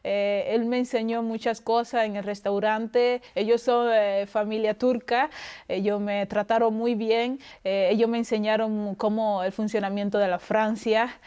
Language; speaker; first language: Spanish; non-native, local second language; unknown